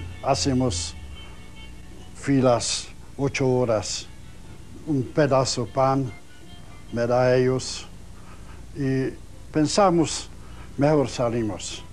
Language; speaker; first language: Spanish; non-native, learner; Hungarian